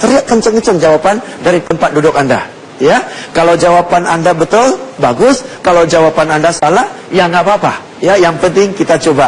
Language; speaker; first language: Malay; non-native, fluent; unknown